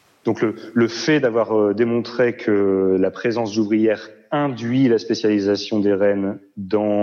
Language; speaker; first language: French; native; French